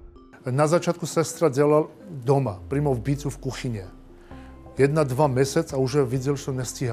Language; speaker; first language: Czech; non-native, learner; Armenian